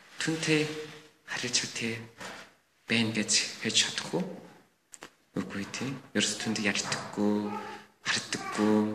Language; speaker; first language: Mongolian; non-native, fluent; Korean